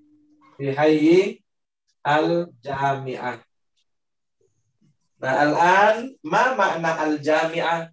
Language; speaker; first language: Arabic; non-native, fluent; Indonesian